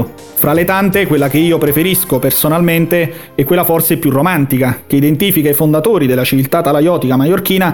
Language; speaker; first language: Italian; native; Italian